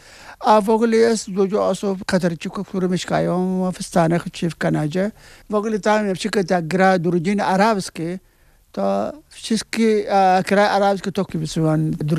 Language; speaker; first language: Polish; non-native, learner; Arabic